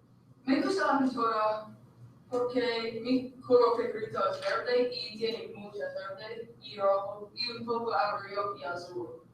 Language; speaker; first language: Spanish; non-native, learner; English